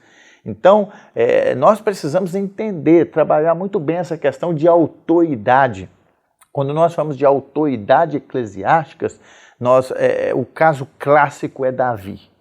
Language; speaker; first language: Portuguese; native; Portuguese